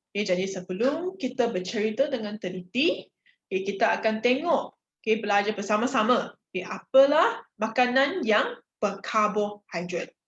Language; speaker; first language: Malay; non-native, local second language; Chinese